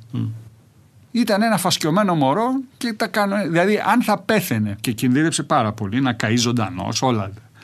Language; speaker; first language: Greek; native; Greek